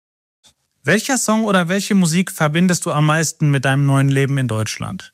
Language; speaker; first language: German; native; German